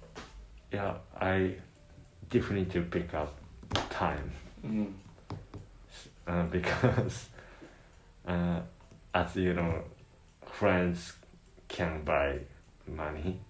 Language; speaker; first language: English; non-native, learner; Japanese